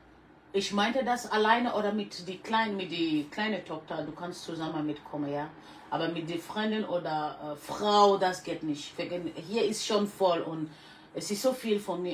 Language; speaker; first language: German; non-native, learner; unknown